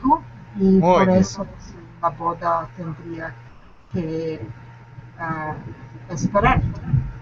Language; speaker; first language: Spanish; non-native, learner; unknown